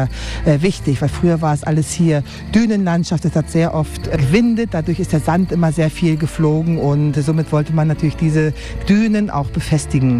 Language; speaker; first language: German; native; German